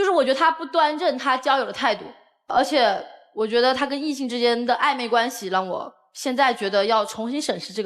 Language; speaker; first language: Chinese; native; Chinese